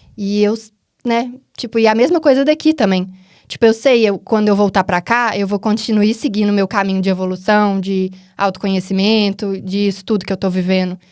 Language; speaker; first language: Portuguese; native; Portuguese